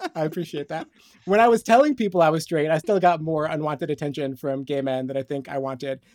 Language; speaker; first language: English; early bilingual, other home language; Romanian